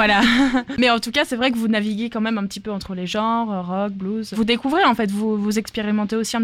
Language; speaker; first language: French; native; French